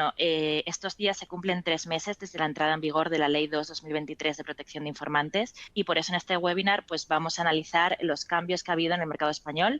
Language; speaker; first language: Spanish; native; Spanish